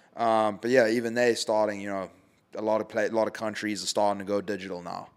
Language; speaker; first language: English; native; English